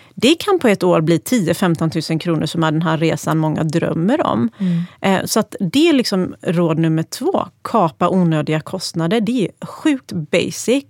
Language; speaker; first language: Swedish; early bilingual, other home language; Persian